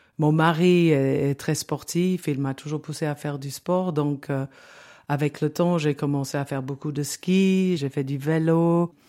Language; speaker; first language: French; non-native, fluent; English